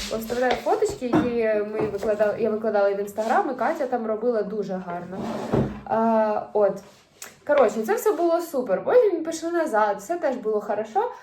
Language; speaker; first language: Ukrainian; native; Ukrainian